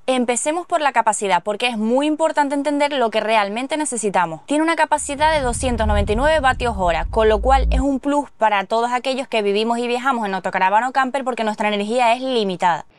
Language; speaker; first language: Spanish; native; Spanish